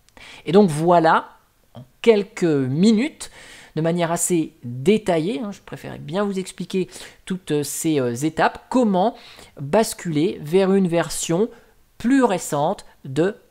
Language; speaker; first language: French; native; French